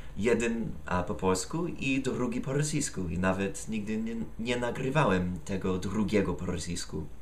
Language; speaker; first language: Polish; non-native, fluent; English